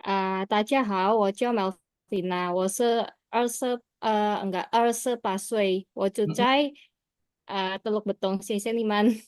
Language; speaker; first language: Chinese; non-native, learner; Indonesian